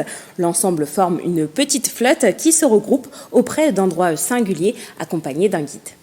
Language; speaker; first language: French; native; French